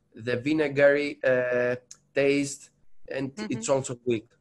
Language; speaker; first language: English; non-native, learner; Greek